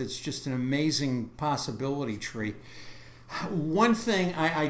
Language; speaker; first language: English; native; English